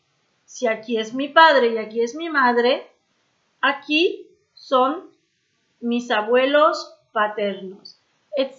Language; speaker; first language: Spanish; non-native, fluent; French